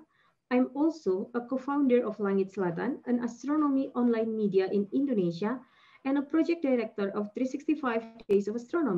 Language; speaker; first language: English; non-native, fluent; Indonesian